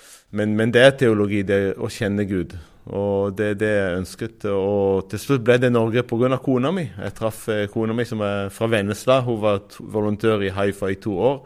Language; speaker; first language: Norwegian; non-native, fluent; Arabic